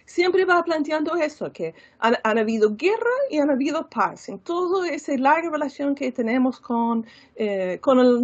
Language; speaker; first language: Spanish; non-native, fluent; English